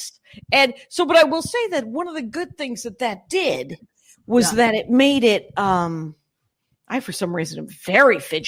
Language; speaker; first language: English; native; English